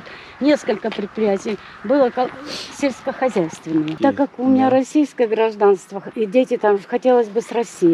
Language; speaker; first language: Russian; native; Russian